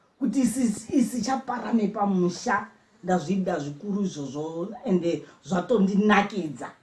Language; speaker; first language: Shona; non-native, local second language; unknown